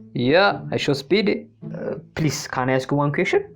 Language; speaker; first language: English; non-native, learner; Amharic